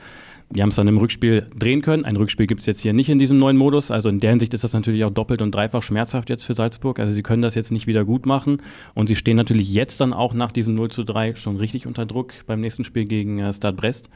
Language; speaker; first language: German; native; German